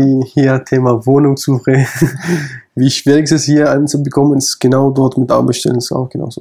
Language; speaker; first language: German; non-native, fluent; Kurdish